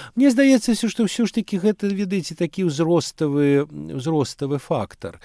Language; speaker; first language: Belarusian; non-native, local second language; Russian